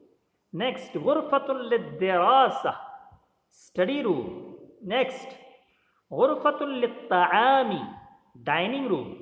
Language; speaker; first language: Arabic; non-native, fluent; Urdu